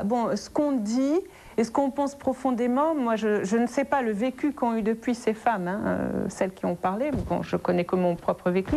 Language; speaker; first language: French; non-native, local second language; Arabic